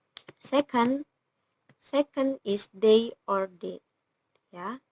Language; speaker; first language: English; non-native, learner; Indonesian